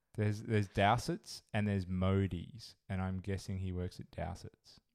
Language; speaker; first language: English; native; English